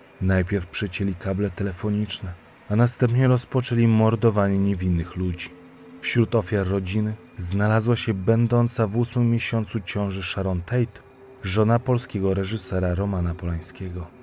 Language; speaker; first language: Polish; native; Polish